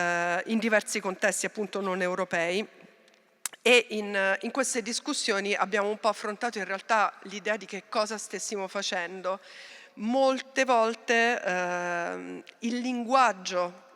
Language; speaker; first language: Italian; native; Italian